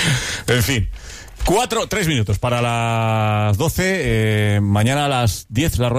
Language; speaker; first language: Spanish; native; Spanish